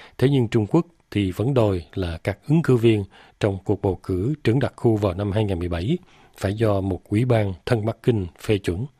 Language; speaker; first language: Vietnamese; native; Vietnamese